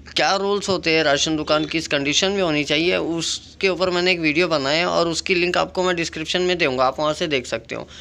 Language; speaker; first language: Hindi; non-native, local second language; Urdu